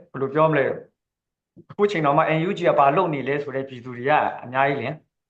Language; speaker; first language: Burmese; non-native, local second language; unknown